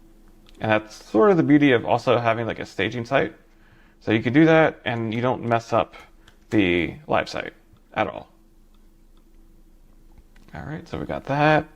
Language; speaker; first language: English; native; English